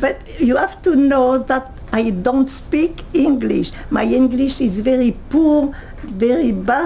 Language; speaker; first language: English; non-native, learner; French